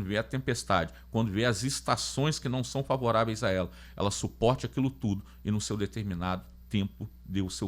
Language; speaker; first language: Portuguese; native; Portuguese